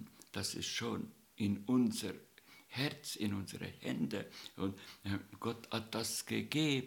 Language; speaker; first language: German; non-native, learner; Estonian